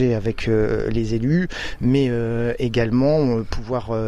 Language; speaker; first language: French; native; French